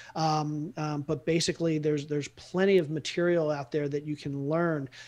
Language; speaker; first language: English; native; English